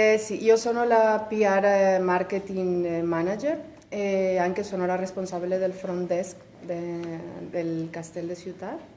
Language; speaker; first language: Italian; early bilingual, heritage; Spanish